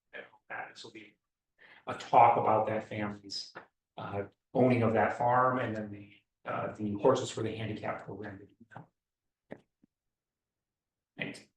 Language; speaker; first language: English; native; English